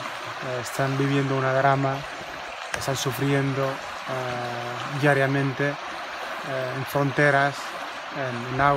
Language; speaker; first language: Spanish; non-native, fluent; Arabic